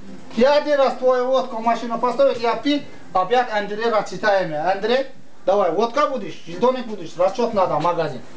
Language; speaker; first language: Russian; non-native, learner; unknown